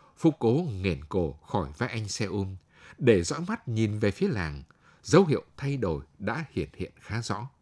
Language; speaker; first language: Vietnamese; native; Vietnamese